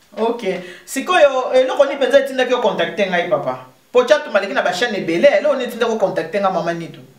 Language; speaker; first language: Lingala; native; Lingala